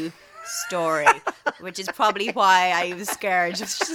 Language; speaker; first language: English; native; English